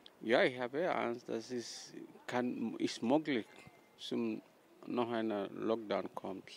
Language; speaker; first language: German; non-native, learner; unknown